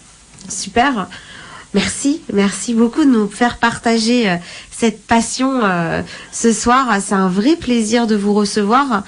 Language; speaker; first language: French; native; French